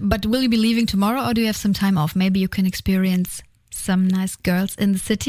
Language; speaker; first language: English; non-native, fluent; German